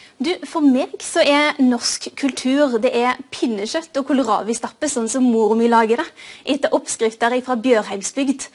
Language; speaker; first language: Norwegian; early bilingual, other home language; Urdu